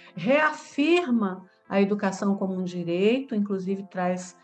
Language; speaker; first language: Portuguese; native; Portuguese